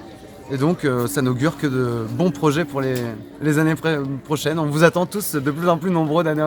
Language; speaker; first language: French; native; French